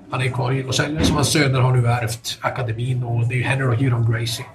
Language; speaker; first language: Swedish; native; Swedish